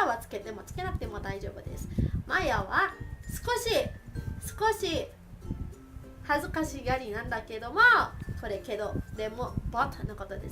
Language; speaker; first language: Japanese; early bilingual, other home language; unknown